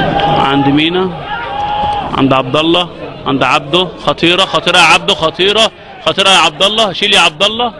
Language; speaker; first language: Arabic; native; Arabic